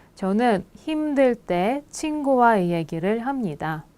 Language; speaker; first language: Korean; non-native, fluent; Russian